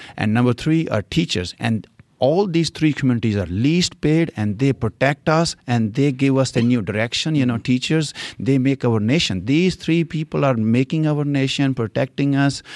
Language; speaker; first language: English; non-native, local second language; Punjabi